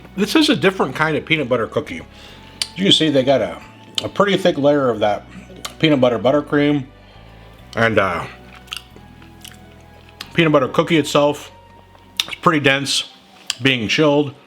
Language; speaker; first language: English; native; English